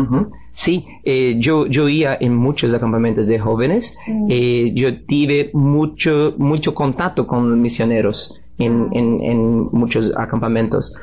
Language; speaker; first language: Spanish; non-native, learner; Portuguese